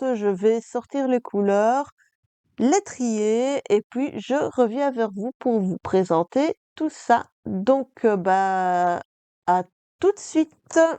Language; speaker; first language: French; native; French